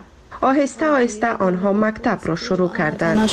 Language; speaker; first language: Persian; native; Persian